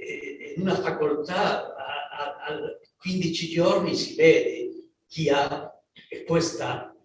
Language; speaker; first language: Italian; non-native, learner; Spanish